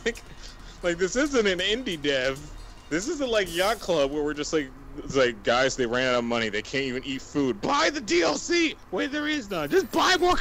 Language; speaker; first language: English; native; English